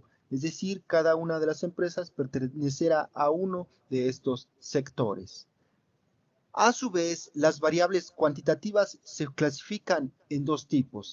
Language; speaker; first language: Spanish; native; Spanish